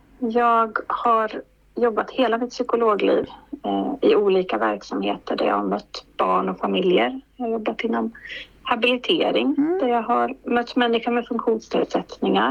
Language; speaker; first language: Swedish; native; Swedish